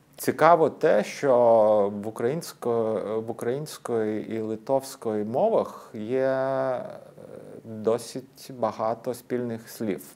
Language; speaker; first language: Ukrainian; non-native, fluent; Lithuanian